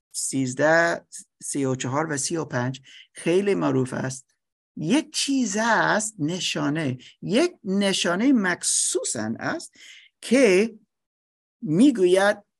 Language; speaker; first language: Persian; non-native, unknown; English